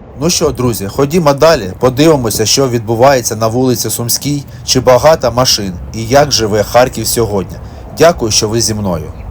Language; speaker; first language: Ukrainian; native; Ukrainian